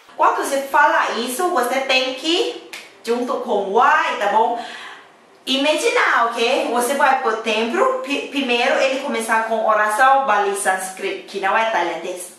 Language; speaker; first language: Portuguese; non-native, fluent; Thai